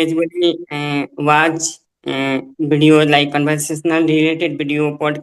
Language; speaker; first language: English; non-native, learner; Hindi